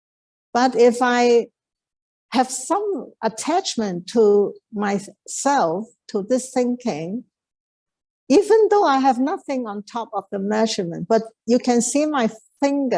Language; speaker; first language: English; non-native, fluent; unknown